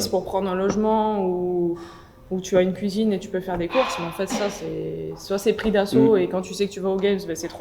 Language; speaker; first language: French; native; French